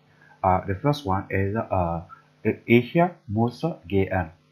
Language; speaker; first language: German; non-native, learner; English